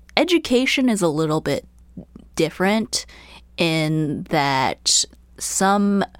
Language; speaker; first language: English; early bilingual, other home language; Chinese